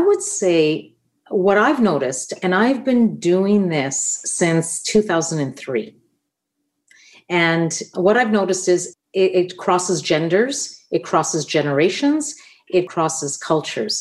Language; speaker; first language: English; non-native, fluent; Italian